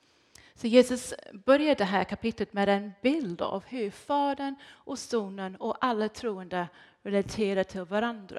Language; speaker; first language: Swedish; non-native, fluent; English